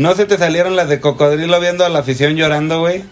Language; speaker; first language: Spanish; native; Spanish